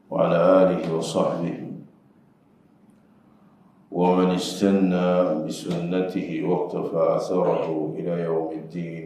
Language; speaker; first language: Arabic; non-native, fluent; Indonesian